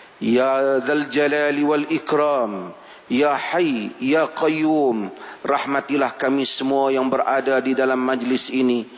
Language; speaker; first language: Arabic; non-native, fluent; Malay